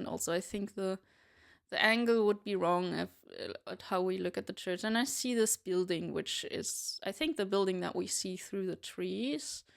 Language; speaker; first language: English; non-native, fluent; German